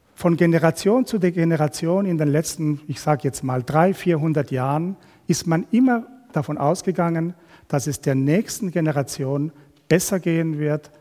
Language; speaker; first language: German; non-native, fluent; Spanish